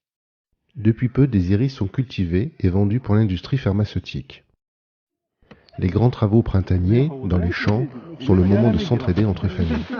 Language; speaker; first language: French; native; French